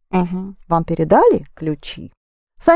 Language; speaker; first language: Russian; non-native, fluent; English